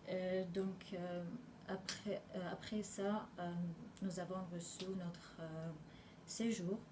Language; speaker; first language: French; non-native, learner; Arabic